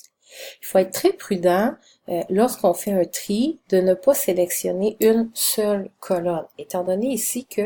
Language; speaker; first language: French; native; French